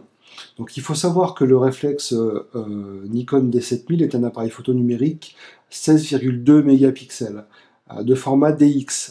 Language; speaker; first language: French; native; French